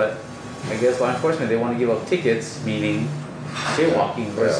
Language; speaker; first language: English; native; English